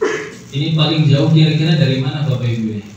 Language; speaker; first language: Indonesian; native; Indonesian